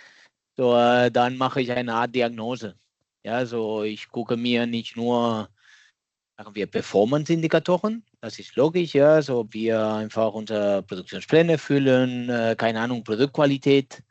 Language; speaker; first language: German; non-native, fluent; Catalan